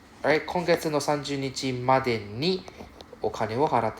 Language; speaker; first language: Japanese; non-native, fluent; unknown